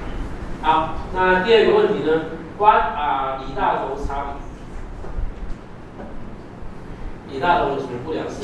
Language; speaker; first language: Chinese; native; Chinese